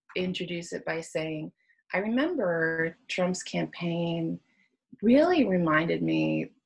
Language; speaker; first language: English; native; English